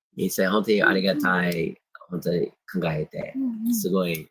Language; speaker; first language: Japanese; non-native, fluent; English